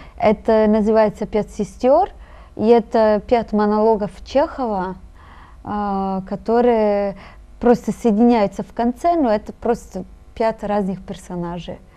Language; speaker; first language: Russian; non-native, fluent; Italian